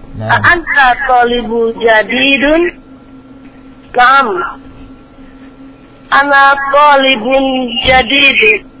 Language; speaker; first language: Arabic; non-native, learner; Indonesian